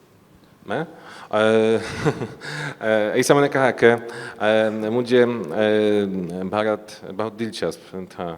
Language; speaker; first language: Hindi; non-native, learner; Polish